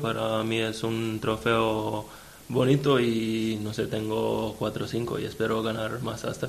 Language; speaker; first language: Spanish; non-native, fluent; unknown